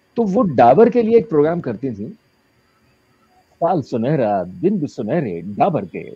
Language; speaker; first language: Hindi; native; Hindi